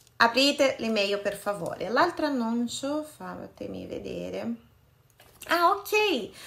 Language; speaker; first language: Italian; non-native, fluent; Portuguese